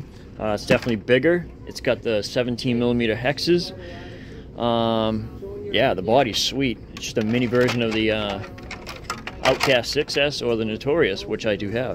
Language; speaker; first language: English; native; English